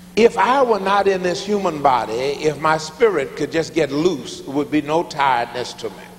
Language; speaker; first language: English; native; English